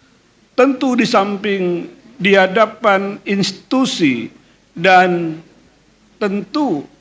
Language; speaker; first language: Indonesian; native; Indonesian